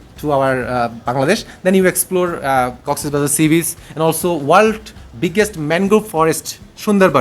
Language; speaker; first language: English; non-native, local second language; Bangla